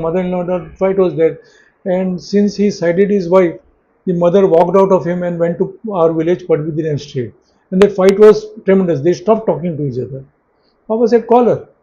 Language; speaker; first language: English; non-native, local second language; Marathi